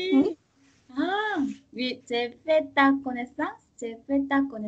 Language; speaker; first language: French; non-native, learner; Korean